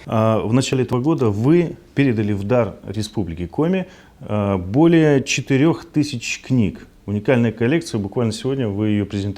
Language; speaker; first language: Russian; native; Russian